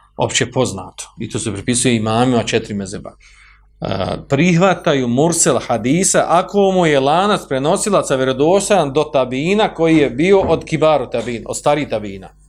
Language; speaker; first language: Bosnian; native; Bosnian